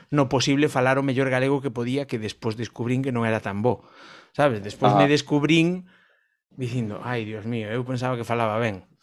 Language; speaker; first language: Galician; non-native, local second language; Spanish